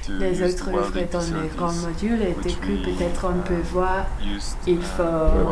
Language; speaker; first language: French; non-native, learner; English